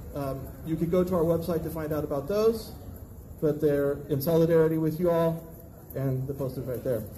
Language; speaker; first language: English; native; English